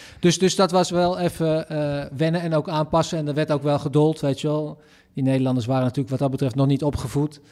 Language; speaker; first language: Dutch; native; Dutch